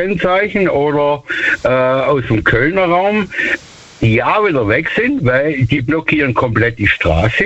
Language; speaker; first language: German; native; German